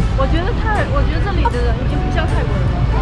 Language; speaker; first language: Chinese; native; Chinese